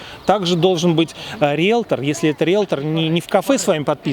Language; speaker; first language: Russian; native; Russian